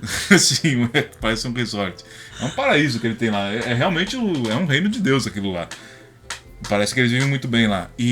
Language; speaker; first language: Portuguese; native; Portuguese